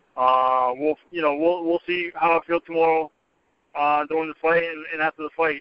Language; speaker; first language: English; native; English